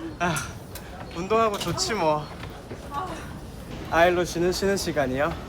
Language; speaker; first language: Korean; native; Korean